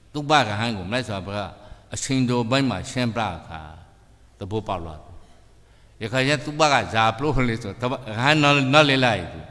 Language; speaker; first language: Burmese; native; Burmese